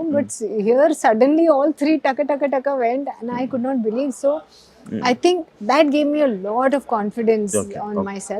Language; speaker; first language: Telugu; non-native, local second language; Hindi